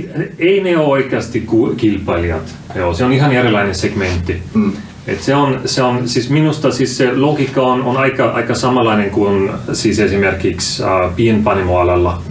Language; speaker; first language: Finnish; non-native, fluent; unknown